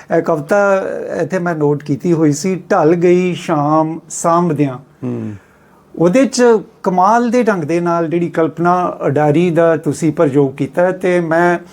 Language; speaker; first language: Punjabi; native; Punjabi